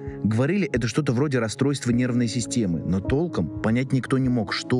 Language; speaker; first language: Russian; native; Russian